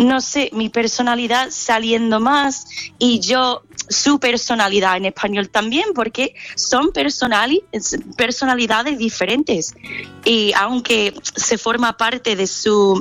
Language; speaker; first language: Spanish; non-native, fluent; English